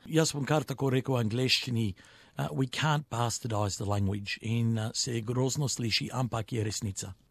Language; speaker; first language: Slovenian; early bilingual, heritage; Slovenian